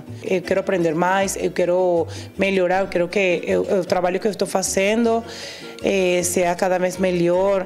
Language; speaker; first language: Portuguese; non-native, fluent; Spanish